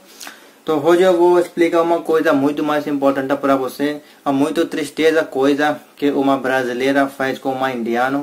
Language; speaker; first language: Portuguese; non-native, learner; Hindi